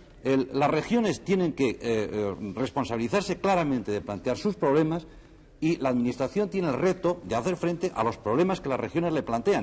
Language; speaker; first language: Spanish; native; Spanish